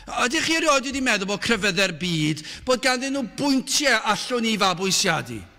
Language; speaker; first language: Welsh; native; Welsh